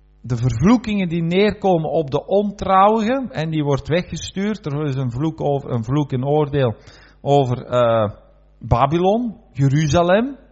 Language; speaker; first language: Dutch; native; Dutch